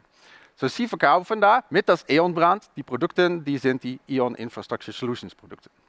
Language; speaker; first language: German; non-native, learner; Dutch